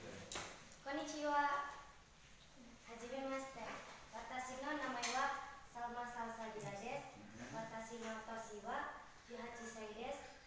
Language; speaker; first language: Japanese; non-native, learner; Indonesian